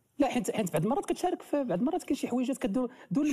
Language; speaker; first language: Arabic; native; Arabic